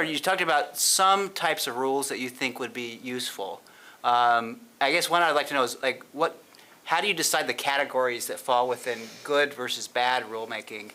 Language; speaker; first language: English; native; English